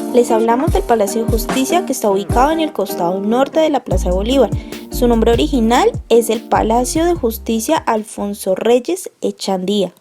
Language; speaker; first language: Spanish; native; Spanish